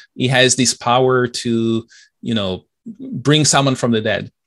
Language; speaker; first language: English; non-native, fluent; Hebrew